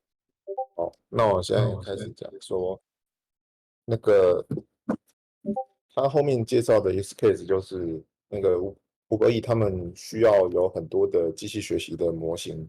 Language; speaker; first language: Chinese; native; Chinese